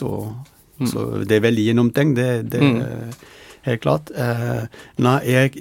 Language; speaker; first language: Norwegian; non-native, fluent; French